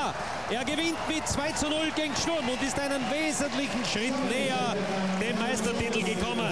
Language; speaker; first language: German; native; German